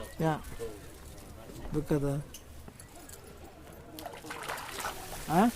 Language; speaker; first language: English; non-native, learner; Spanish